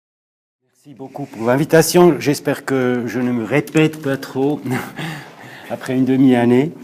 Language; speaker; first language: French; non-native, local second language; German